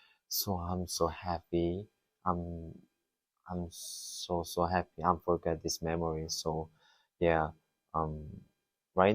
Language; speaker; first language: English; non-native, learner; Korean